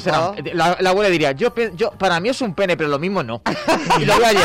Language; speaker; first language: Spanish; native; Spanish